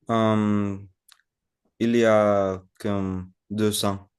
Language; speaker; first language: French; non-native, learner; Spanish